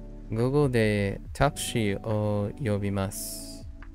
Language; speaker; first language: Japanese; non-native, learner; English